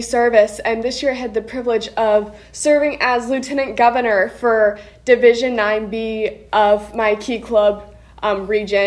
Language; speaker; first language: English; native; English